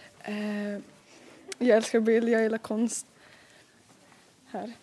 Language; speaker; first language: Swedish; early bilingual, other home language; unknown